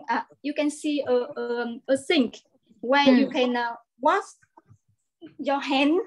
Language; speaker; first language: English; non-native, learner; Vietnamese